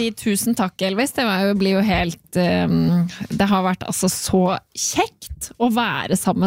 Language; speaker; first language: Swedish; non-native, learner; Norwegian